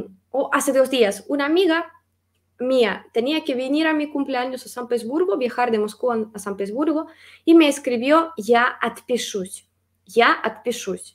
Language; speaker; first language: Spanish; non-native, fluent; Russian